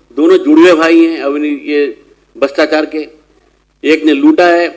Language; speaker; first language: Hindi; non-native, local second language; Telugu